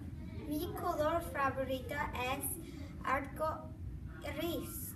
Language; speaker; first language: Spanish; non-native, learner; English